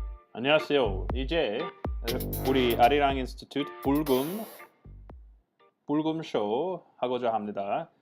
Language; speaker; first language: Korean; non-native, fluent; English